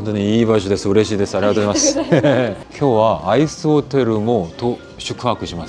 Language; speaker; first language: Japanese; non-native, learner; Korean